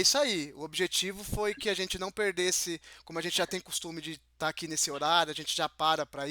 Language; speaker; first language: Portuguese; native; Portuguese